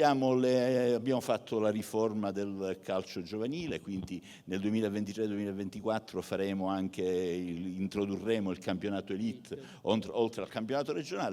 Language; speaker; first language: Italian; native; Italian